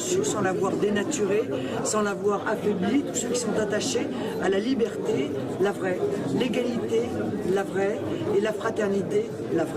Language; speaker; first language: French; native; French